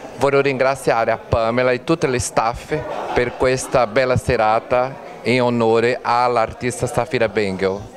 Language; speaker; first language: Italian; non-native, fluent; Portuguese